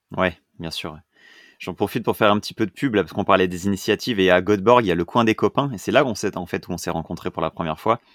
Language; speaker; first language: French; native; French